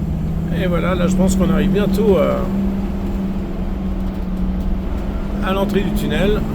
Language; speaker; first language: French; native; French